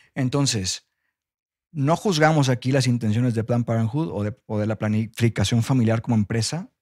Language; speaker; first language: Spanish; native; Spanish